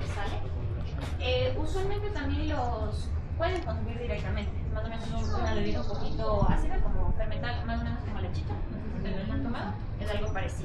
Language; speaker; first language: Spanish; native; Spanish